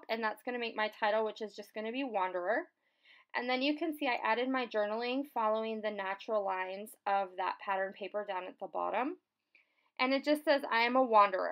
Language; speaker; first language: English; native; English